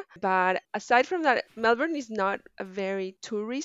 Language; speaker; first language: English; non-native, fluent; Spanish